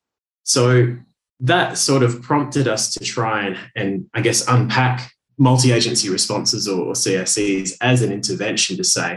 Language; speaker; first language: English; native; English